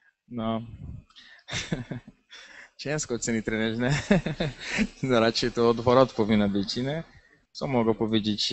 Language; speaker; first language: Polish; non-native, learner; Portuguese